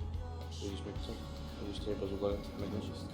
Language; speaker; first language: Estonian; native; Estonian